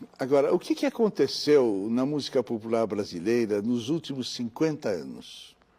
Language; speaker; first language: Portuguese; native; Portuguese